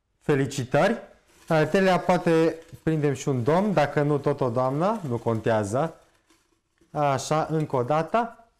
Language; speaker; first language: Romanian; native; Romanian